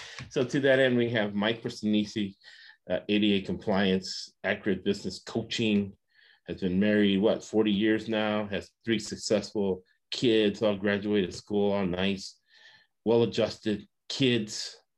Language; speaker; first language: English; early bilingual, other home language; Spanish